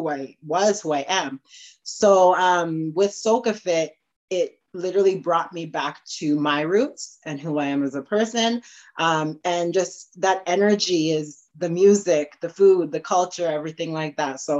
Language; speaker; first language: English; native; English